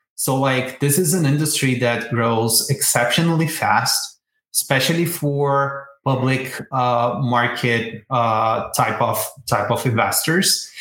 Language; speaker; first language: English; non-native, fluent; Portuguese